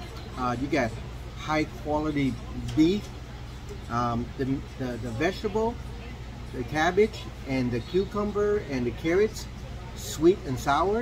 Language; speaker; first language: English; non-native, fluent; Vietnamese